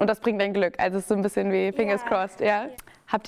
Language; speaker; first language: German; native; German